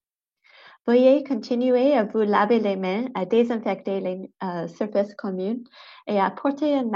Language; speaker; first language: French; non-native, local second language; English